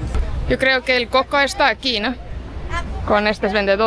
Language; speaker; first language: Spanish; non-native, fluent; Estonian